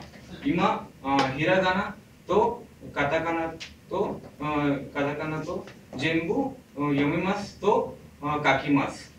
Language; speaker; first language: Japanese; non-native, learner; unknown